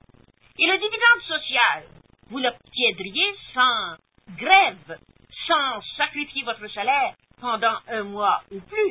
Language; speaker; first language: French; native; French